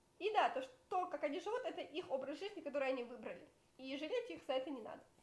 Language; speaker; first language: Russian; native; Russian